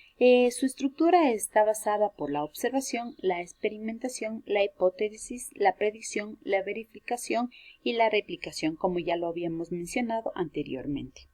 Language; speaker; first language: Spanish; native; Spanish